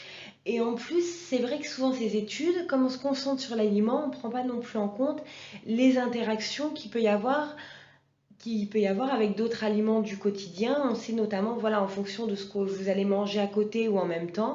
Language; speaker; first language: French; native; French